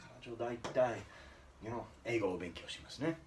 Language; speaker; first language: Japanese; non-native, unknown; English